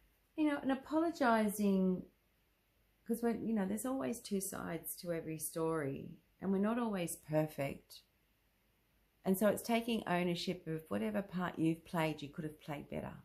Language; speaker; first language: English; native; English